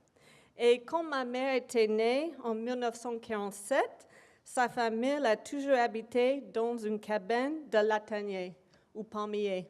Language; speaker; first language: French; non-native, local second language; English